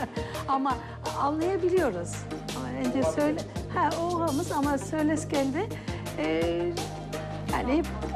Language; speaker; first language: Turkish; early bilingual, other home language; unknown